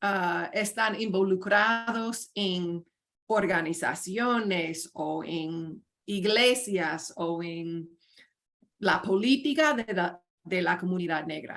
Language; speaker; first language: Spanish; non-native, fluent; English